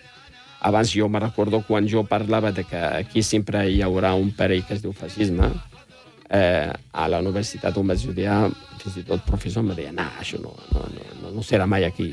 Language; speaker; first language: Catalan; non-native, fluent; Riffian